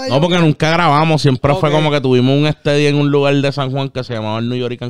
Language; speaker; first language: Spanish; native; Spanish